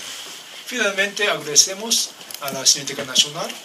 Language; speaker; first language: Spanish; non-native, learner; Japanese